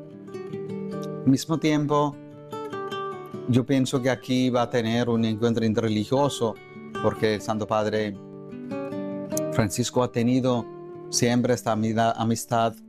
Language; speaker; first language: Spanish; non-native, fluent; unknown